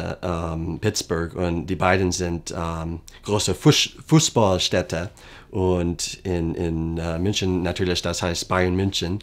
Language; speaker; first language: German; non-native, fluent; English